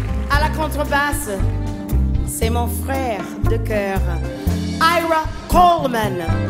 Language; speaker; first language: French; non-native, fluent; English